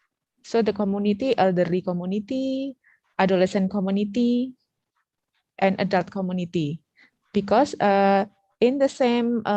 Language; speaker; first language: English; non-native, learner; Indonesian